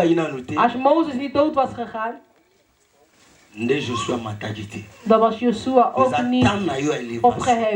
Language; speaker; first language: Dutch; non-native, fluent; Lingala